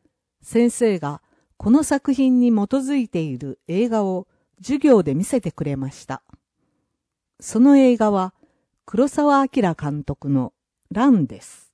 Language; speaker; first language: Japanese; non-native, fluent; English